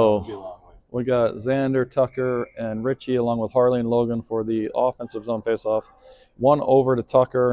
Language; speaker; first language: English; native; English